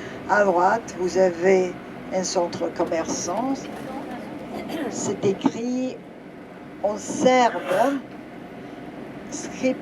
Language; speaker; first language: French; non-native, fluent; Serbian